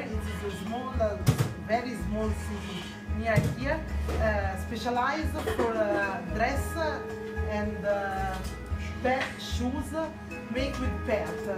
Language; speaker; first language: English; non-native, learner; Italian